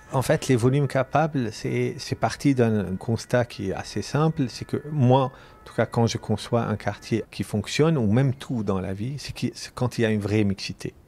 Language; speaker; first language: French; non-native, local second language; Arabic